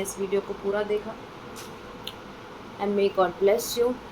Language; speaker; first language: Hindi; native; Hindi